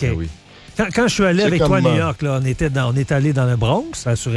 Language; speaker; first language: French; native; French